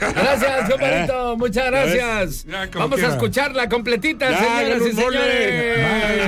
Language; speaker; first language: Spanish; native; Spanish